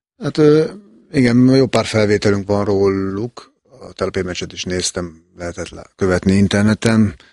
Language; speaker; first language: Hungarian; native; Hungarian